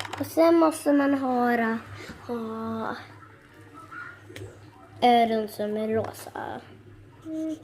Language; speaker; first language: Swedish; early bilingual, other home language; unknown